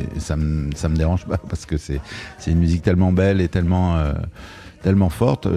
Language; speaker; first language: French; native; French